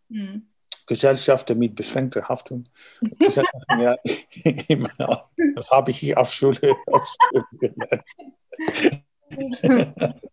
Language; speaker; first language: German; non-native, learner; Dutch